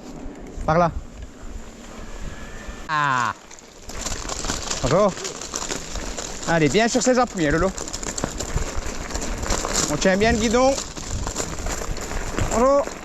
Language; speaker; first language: French; native; French